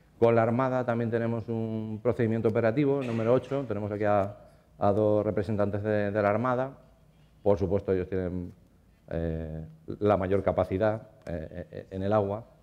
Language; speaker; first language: Spanish; native; Spanish